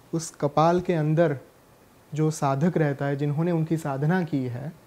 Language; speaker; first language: Hindi; non-native, local second language; Gujarati